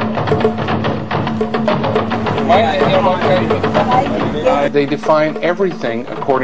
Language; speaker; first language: English; native; English